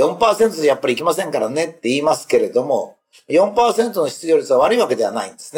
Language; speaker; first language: Japanese; native; Japanese